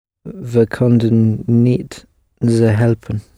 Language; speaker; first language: Dutch; non-native, learner; English